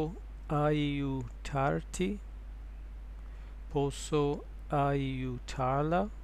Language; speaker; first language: Italian; non-native, learner; English